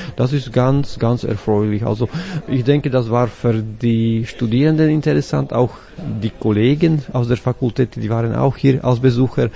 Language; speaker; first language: German; non-native, fluent; Slovak